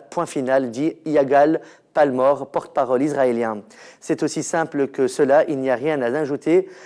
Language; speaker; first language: French; non-native, local second language; Arabic